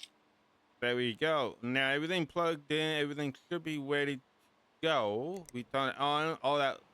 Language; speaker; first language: English; native; English